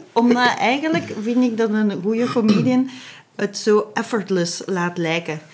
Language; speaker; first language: Dutch; native; Dutch